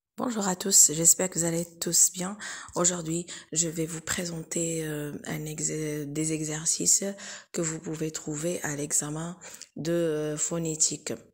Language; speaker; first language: French; non-native, local second language; Arabic